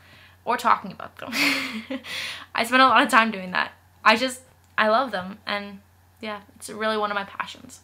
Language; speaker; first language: English; native; English